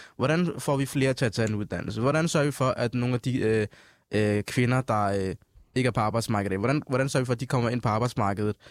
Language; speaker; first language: Danish; early bilingual, other home language; Somali